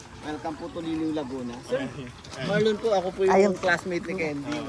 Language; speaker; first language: Filipino; native; Filipino